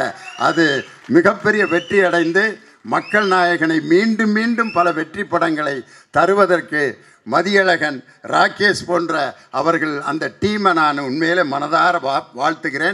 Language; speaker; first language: Tamil; native; Tamil